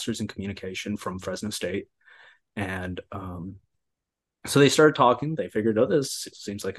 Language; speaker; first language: English; native; English